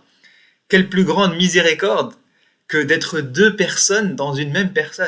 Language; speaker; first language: French; native; French